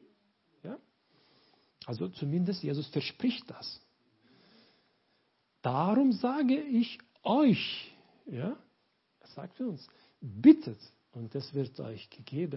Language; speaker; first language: German; non-native, learner; Lithuanian